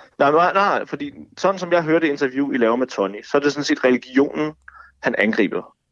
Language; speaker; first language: Danish; native; Danish